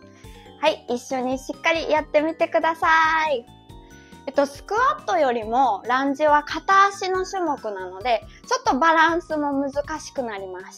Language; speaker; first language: Japanese; native; Japanese